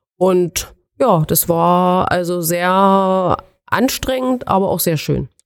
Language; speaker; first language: German; native; German